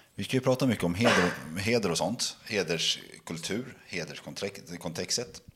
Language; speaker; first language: Swedish; native; Swedish